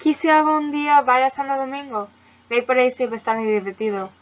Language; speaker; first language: Spanish; non-native, learner; English